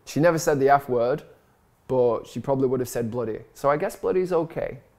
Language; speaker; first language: English; native; English